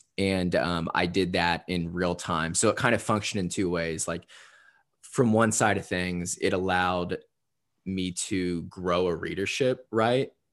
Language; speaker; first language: English; native; English